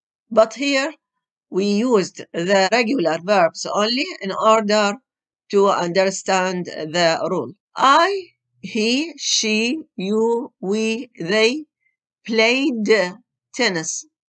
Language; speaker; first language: English; non-native, fluent; Arabic